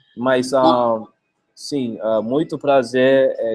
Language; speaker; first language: Portuguese; non-native, learner; English